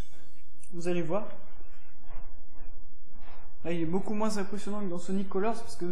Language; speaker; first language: French; native; French